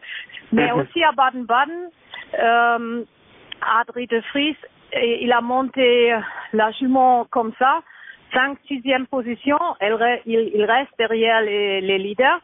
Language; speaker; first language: French; non-native, learner; German